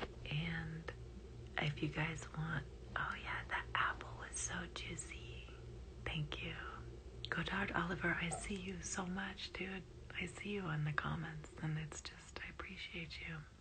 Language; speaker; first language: English; native; English